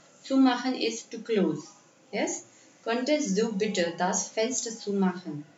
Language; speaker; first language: German; non-native, fluent; Hindi